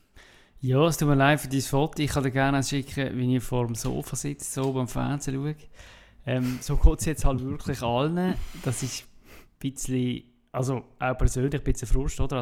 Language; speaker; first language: German; native; German